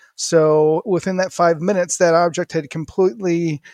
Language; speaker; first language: English; native; English